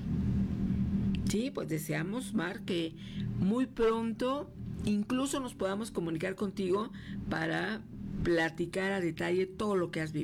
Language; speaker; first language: Spanish; native; Spanish